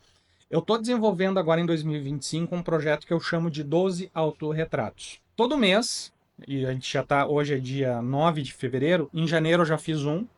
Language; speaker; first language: Portuguese; native; Portuguese